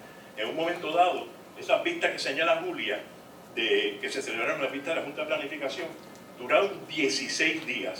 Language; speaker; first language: Spanish; native; Spanish